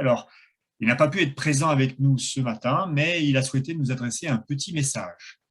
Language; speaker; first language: French; native; French